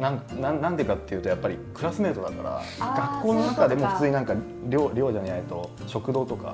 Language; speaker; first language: Japanese; native; Japanese